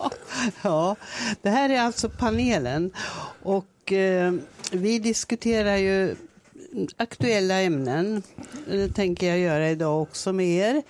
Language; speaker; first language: Swedish; native; Swedish